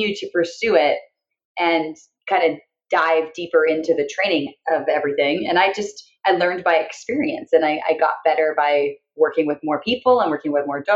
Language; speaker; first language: English; native; English